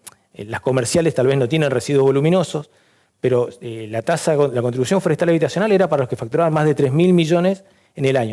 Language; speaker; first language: Spanish; native; Spanish